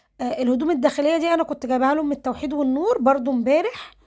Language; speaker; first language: Arabic; native; Arabic